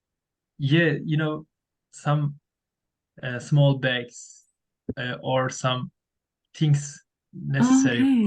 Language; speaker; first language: English; non-native, learner; Turkish